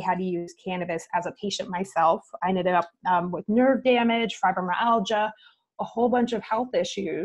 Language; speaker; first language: English; native; English